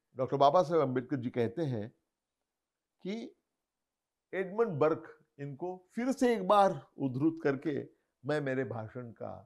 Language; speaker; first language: Hindi; non-native, local second language; Marathi